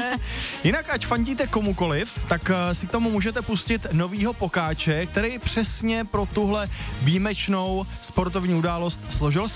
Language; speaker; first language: Czech; native; Czech